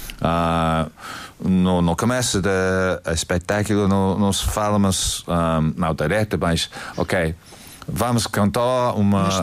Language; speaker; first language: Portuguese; non-native, learner; English